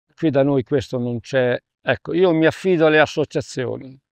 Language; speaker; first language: Italian; native; Italian